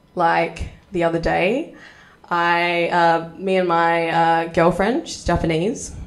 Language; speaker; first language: English; native; English